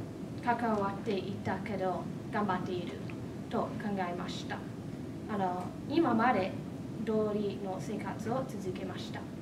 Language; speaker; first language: Japanese; non-native, fluent; English